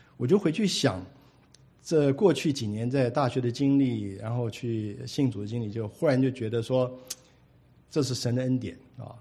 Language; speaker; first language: Chinese; native; Chinese